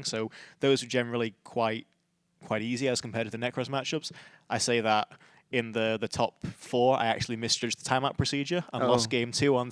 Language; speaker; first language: English; native; English